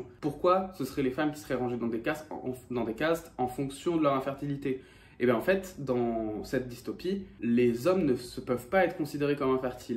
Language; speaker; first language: French; native; French